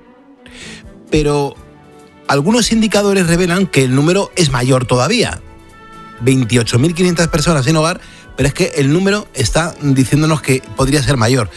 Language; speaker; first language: Spanish; native; Spanish